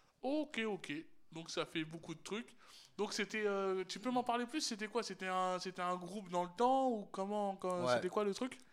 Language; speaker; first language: French; native; French